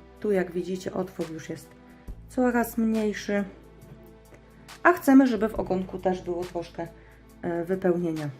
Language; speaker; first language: Polish; native; Polish